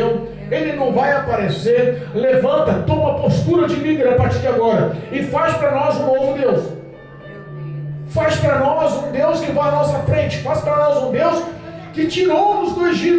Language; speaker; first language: Portuguese; native; Portuguese